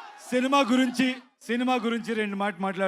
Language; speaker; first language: Telugu; non-native, learner; Kannada